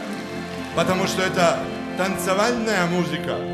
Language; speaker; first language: Russian; non-native, learner; Serbian